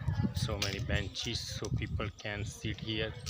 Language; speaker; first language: English; non-native, local second language; Gujarati